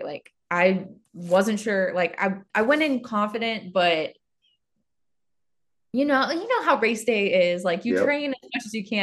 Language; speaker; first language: English; native; English